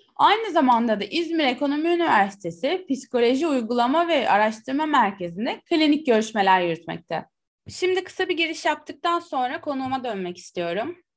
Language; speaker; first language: Turkish; native; Turkish